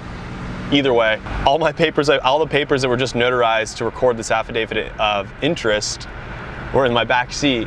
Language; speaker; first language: English; native; English